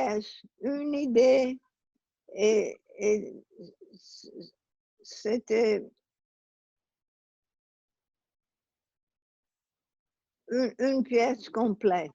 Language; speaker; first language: French; non-native, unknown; Italian